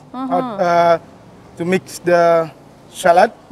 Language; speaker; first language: English; non-native, learner; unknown